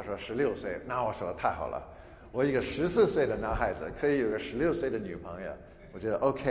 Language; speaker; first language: Chinese; non-native, fluent; English